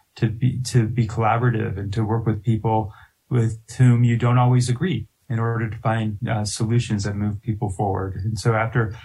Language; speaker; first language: English; native; English